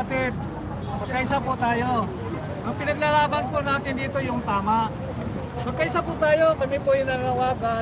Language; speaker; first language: Filipino; native; Filipino